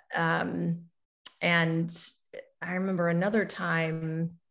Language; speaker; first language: English; native; English